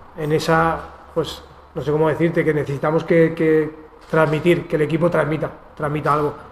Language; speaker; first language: Spanish; non-native, local second language; Catalan